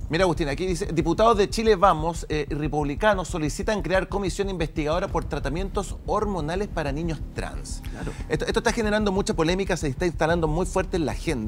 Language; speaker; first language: Spanish; native; Spanish